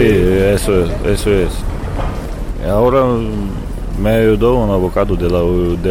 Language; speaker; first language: Spanish; non-native, learner; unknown